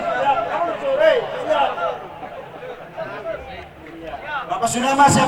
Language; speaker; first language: Indonesian; non-native, local second language; Javanese